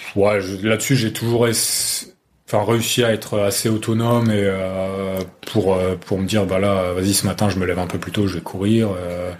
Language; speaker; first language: French; native; French